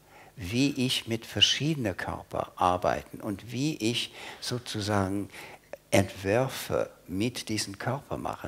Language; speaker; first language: German; non-native, fluent; English